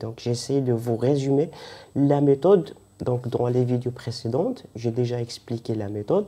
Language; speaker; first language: French; non-native, fluent; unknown